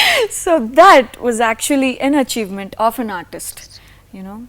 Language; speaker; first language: English; non-native, local second language; Malayalam